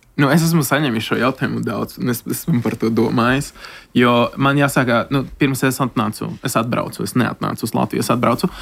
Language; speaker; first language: Latvian; non-native, fluent; Spanish